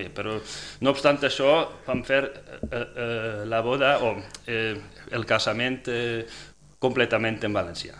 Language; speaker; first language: Catalan; non-native, fluent; Dutch